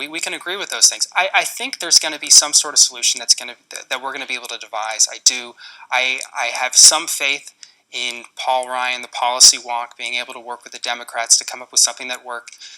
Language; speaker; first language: English; native; English